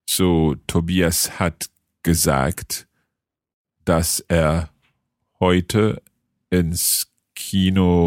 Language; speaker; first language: German; non-native, learner; English